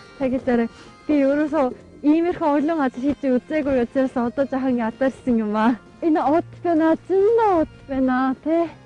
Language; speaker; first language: Mongolian; non-native, fluent; Korean